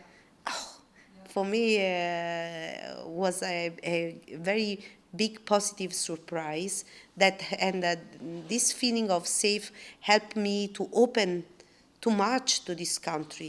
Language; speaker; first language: English; non-native, learner; Italian